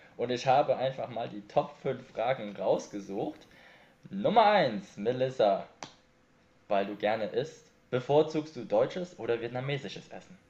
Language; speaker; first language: German; early bilingual, other home language; Vietnamese